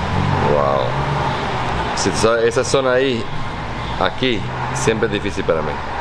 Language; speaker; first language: Spanish; non-native, learner; English